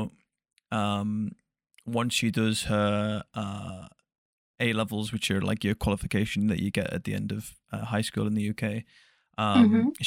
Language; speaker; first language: English; native; English